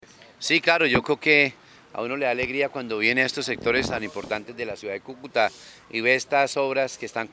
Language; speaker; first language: Spanish; native; Spanish